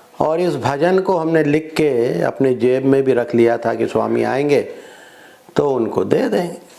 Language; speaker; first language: Hindi; native; Hindi